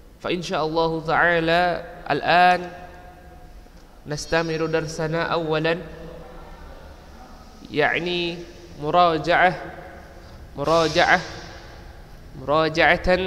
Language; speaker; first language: Arabic; non-native, fluent; Indonesian